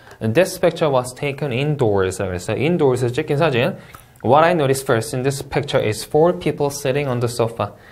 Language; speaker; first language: English; non-native, fluent; Korean